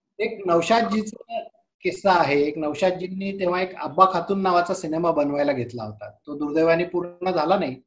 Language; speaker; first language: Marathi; native; Marathi